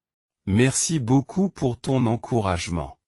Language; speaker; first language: French; non-native, learner; Indonesian